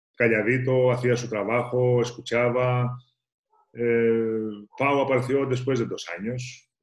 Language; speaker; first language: Spanish; non-native, fluent; Greek